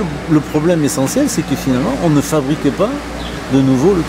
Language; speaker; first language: French; native; French